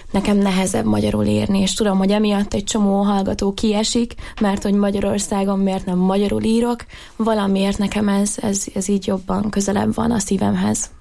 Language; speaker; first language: Hungarian; native; Hungarian